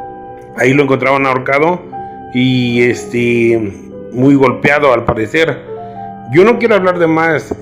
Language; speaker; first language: Spanish; native; Spanish